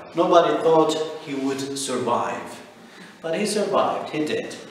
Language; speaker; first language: English; non-native, fluent; Turkish